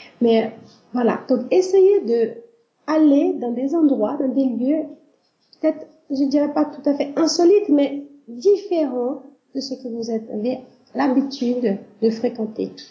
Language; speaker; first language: French; non-native, fluent; Portuguese